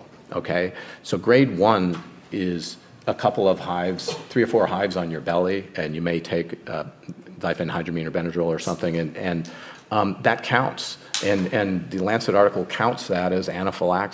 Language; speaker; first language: English; native; English